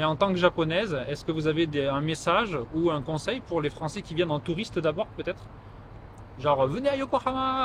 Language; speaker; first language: French; native; French